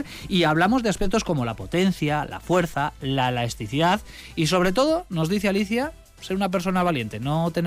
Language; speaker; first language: Spanish; native; Spanish